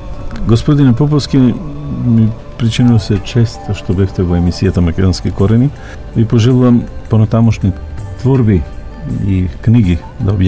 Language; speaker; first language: Macedonian; native; Macedonian